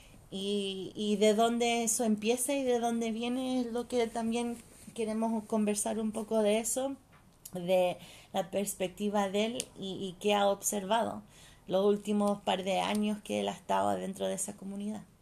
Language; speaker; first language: Spanish; early bilingual, heritage; Spanish